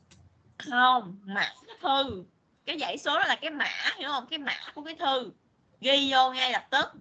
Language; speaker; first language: Vietnamese; native; Vietnamese